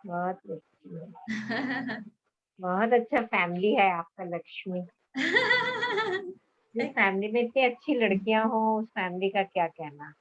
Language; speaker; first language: Hindi; native; Hindi